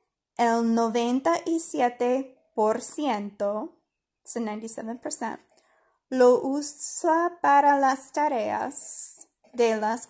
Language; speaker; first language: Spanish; non-native, fluent; English